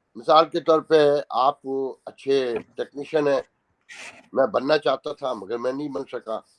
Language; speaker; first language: Urdu; native; Urdu